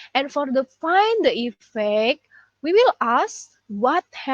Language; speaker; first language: English; non-native, learner; Indonesian